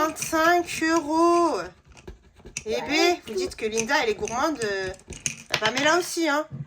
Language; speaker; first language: French; native; French